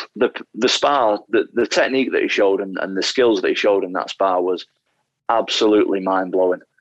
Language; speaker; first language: English; native; English